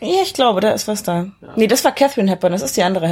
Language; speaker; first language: German; native; German